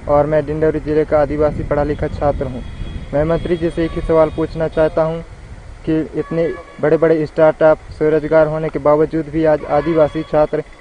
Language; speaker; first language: Hindi; native; Hindi